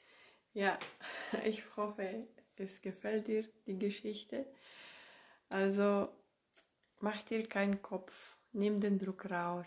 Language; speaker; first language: German; non-native, fluent; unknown